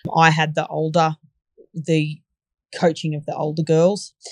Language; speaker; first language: English; native; English